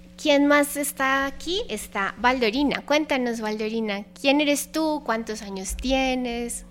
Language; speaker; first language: Spanish; native; Spanish